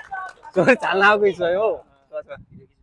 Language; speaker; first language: Korean; non-native, learner; Nepali